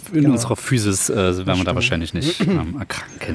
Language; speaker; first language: German; native; German